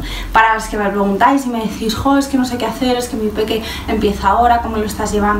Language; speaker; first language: Spanish; native; Spanish